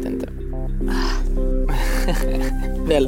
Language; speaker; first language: Swedish; early bilingual, heritage; English